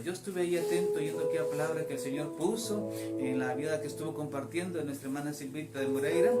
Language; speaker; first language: Spanish; native; Spanish